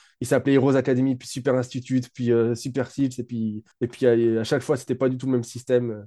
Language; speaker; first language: French; native; French